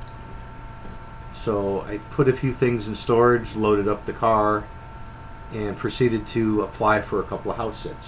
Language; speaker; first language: English; native; English